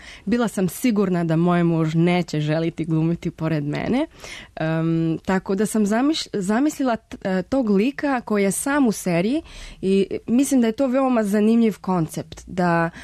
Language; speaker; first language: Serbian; non-native, fluent; Spanish